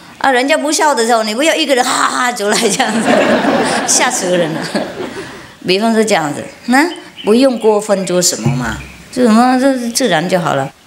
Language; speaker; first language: Chinese; non-native, fluent; Vietnamese